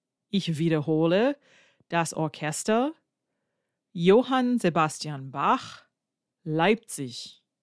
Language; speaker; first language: German; non-native, fluent; English